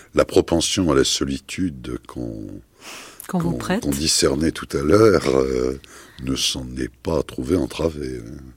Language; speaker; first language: French; native; French